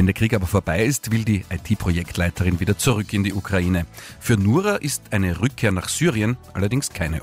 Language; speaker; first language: German; native; German